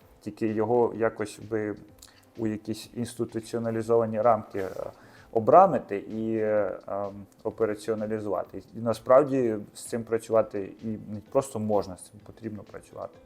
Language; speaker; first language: Ukrainian; native; Ukrainian